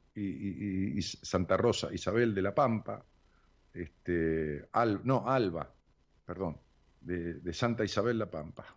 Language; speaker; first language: Spanish; native; Spanish